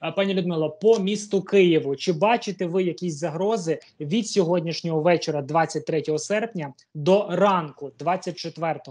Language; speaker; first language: Ukrainian; native; Ukrainian